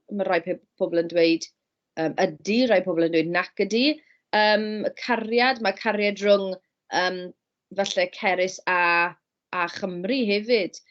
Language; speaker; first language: Welsh; non-native, fluent; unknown